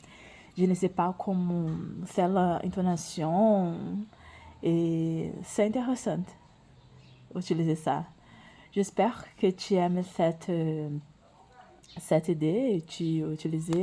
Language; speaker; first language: French; non-native, learner; Portuguese